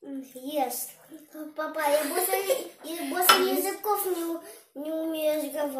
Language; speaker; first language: Russian; early bilingual, other home language; Vietnamese